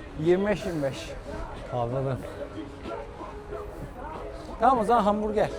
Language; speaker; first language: Turkish; native; Turkish